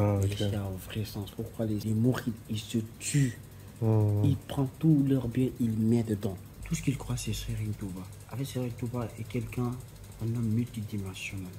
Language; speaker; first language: French; non-native, local second language; Wolof